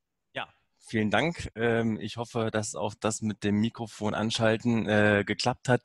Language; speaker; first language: German; native; German